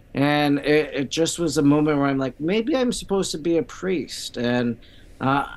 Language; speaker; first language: English; native; English